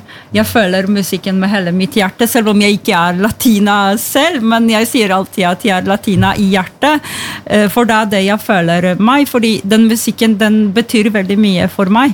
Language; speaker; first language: Norwegian; non-native, fluent; Polish